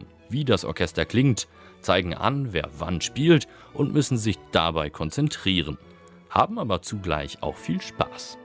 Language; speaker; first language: German; native; German